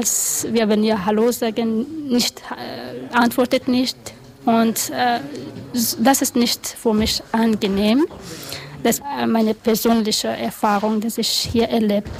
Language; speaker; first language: German; non-native, learner; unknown